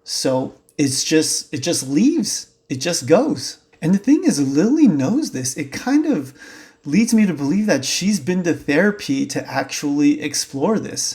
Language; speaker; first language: English; native; English